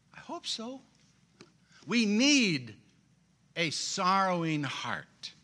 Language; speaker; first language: English; native; English